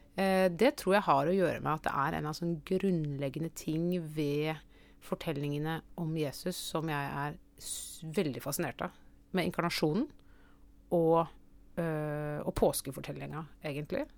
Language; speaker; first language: Norwegian; native; Norwegian